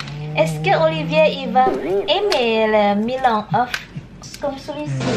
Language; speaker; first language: French; non-native, learner; Indonesian